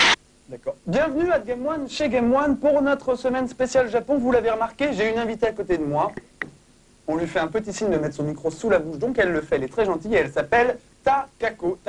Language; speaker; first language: French; native; French